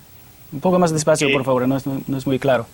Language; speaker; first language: Spanish; non-native, fluent; English